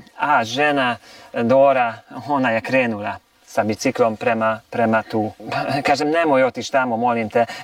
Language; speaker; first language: Croatian; early bilingual, heritage; Croatian